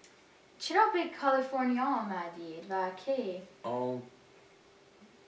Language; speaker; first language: Persian; early bilingual, heritage; English